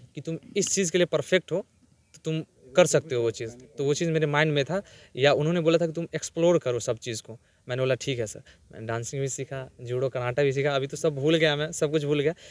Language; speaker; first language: Hindi; native; Hindi